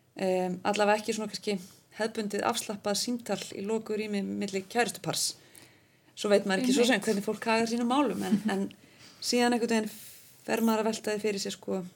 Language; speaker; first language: Icelandic; native; Icelandic